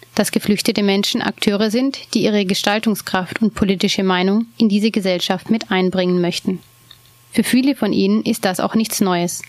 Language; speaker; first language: German; native; German